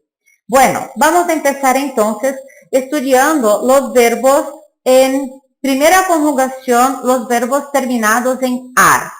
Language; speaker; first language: Spanish; non-native, fluent; Portuguese